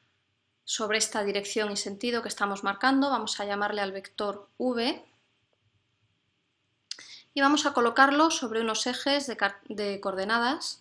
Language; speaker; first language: Spanish; native; Spanish